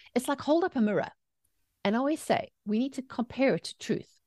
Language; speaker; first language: English; native; English